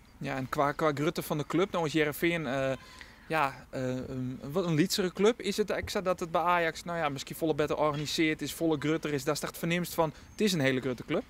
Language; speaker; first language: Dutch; non-native, local second language; Western Frisian